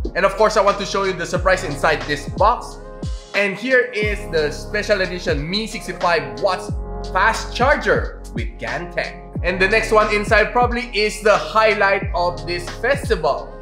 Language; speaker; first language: English; non-native, local second language; Filipino